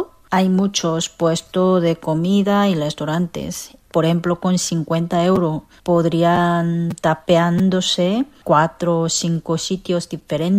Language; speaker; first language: Spanish; non-native, fluent; Korean